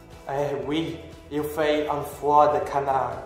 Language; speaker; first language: French; non-native, learner; English